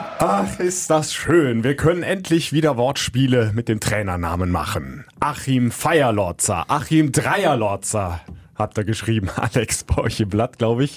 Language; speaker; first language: German; native; German